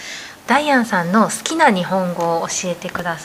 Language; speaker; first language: Japanese; native; Japanese